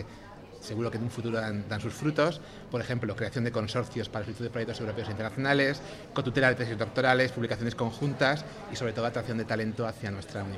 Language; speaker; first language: Spanish; native; Spanish